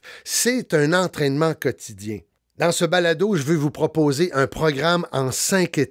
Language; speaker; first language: French; native; French